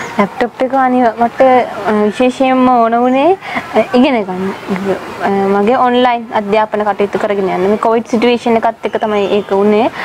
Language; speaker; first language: Sinhala; non-native, local second language; Tamil